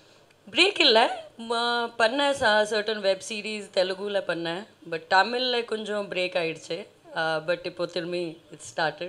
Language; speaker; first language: Tamil; non-native, fluent; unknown